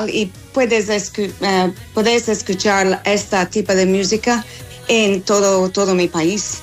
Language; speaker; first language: Spanish; non-native, learner; English